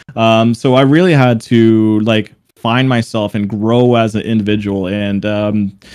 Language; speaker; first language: English; native; English